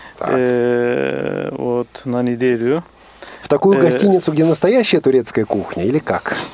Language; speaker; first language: Russian; non-native, fluent; Turkish